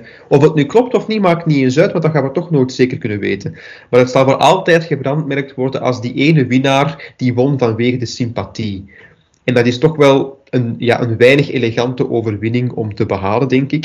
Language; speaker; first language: Dutch; native; Dutch